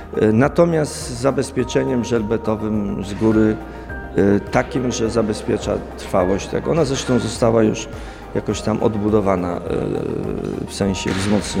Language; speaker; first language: Polish; native; Polish